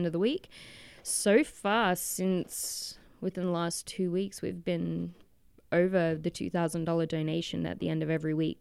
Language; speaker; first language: English; native; English